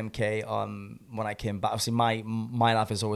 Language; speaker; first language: English; native; English